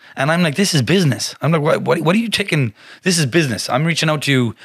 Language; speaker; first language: English; native; English